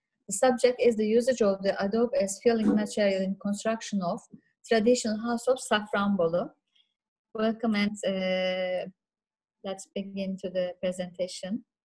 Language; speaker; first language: English; non-native, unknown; Turkish